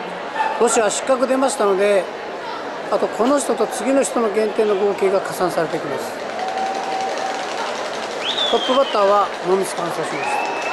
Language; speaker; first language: Japanese; native; Japanese